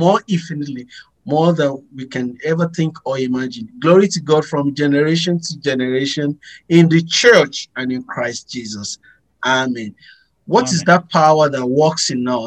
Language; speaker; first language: English; non-native, local second language; Yoruba